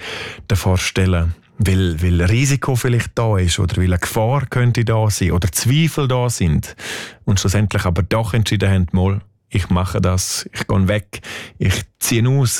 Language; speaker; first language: German; native; German